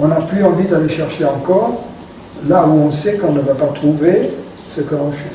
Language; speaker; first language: French; native; French